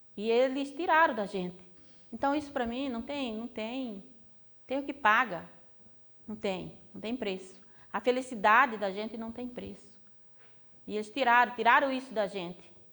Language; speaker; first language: Portuguese; native; Portuguese